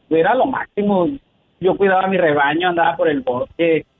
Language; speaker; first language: Spanish; native; Spanish